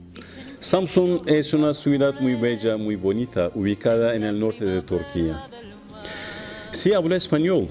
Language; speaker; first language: Spanish; non-native, fluent; Turkish